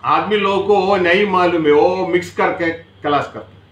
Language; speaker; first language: Hindi; non-native, local second language; Malayalam